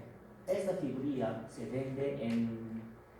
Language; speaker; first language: Spanish; non-native, fluent; Korean